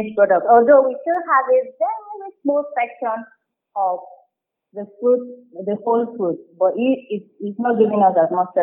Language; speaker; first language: English; non-native, local second language; Yoruba